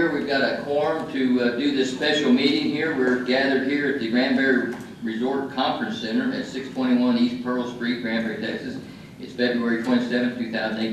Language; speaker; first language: English; native; English